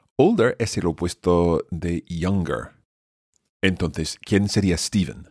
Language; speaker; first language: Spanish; non-native, fluent; English